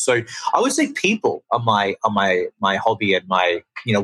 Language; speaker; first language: English; native; English